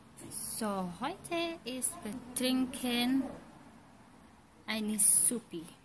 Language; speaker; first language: German; non-native, learner; Filipino